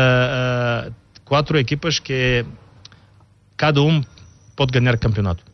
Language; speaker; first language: Portuguese; non-native, fluent; Bulgarian